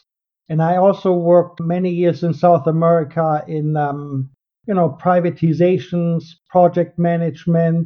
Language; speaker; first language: English; non-native, fluent; German